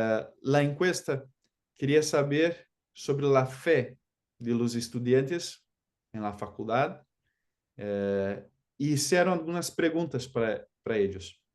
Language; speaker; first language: Spanish; non-native, fluent; Portuguese